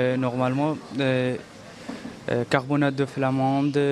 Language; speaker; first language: French; non-native, learner; Persian